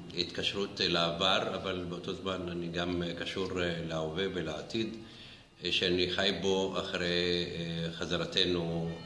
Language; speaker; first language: Hebrew; non-native, local second language; Arabic